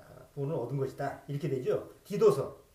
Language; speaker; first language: Korean; native; Korean